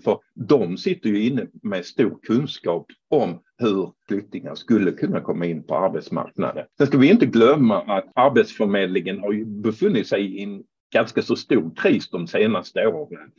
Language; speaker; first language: Swedish; non-native, fluent; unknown